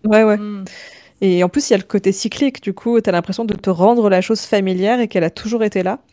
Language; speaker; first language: French; native; French